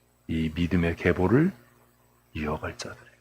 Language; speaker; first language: Korean; native; Korean